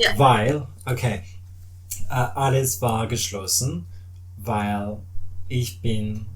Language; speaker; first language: German; non-native, learner; French